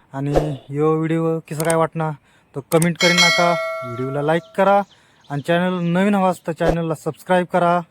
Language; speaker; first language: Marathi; non-native, local second language; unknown